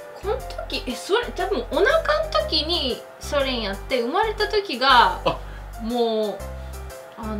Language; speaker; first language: Japanese; early bilingual, other home language; Russian